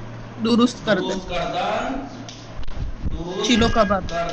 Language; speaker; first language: Persian; non-native, learner; Urdu